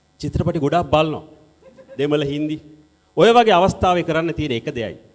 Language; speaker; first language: Sinhala; non-native, local second language; Tamil